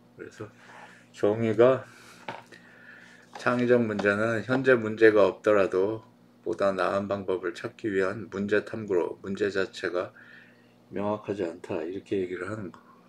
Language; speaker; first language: Korean; native; Korean